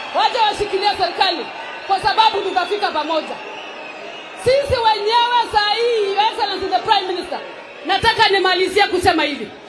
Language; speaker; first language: Swahili; non-native, local second language; Luo (Kenya and Tanzania)